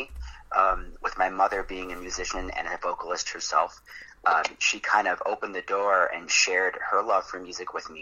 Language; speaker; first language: English; native; English